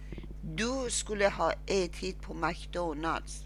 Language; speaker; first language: Swedish; non-native, learner; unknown